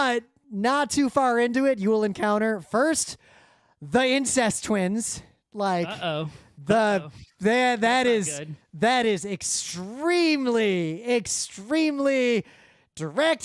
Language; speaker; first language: English; native; English